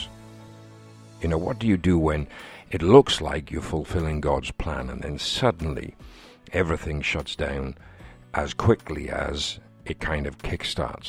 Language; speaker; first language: English; native; English